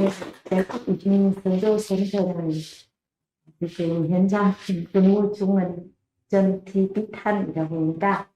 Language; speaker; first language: Korean; non-native, learner; Vietnamese